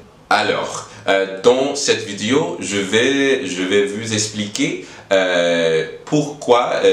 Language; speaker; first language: French; non-native, learner; English